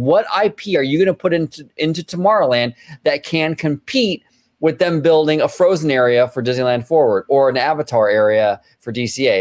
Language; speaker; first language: English; native; English